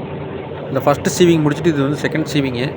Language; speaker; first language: Tamil; native; Tamil